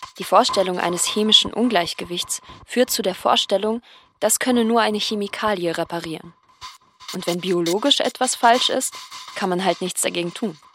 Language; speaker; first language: German; native; German